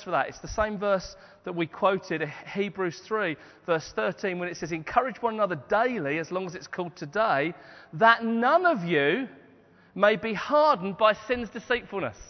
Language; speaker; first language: English; native; English